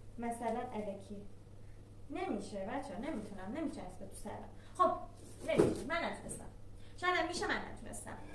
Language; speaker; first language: Persian; non-native, local second language; Azerbaijani